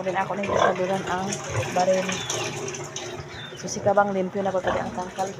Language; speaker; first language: Cebuano; native; Cebuano